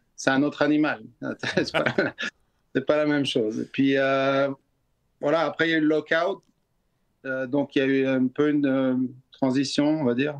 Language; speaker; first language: French; native; French